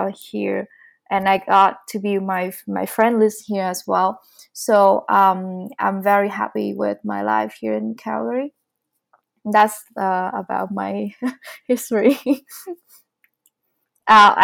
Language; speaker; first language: English; non-native, fluent; Vietnamese